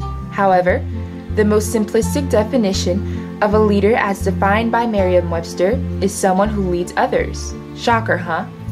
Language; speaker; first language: English; early bilingual, other home language; Haitian Creole